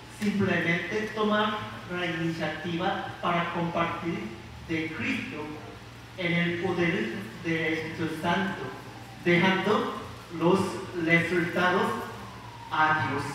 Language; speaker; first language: Spanish; non-native, learner; Korean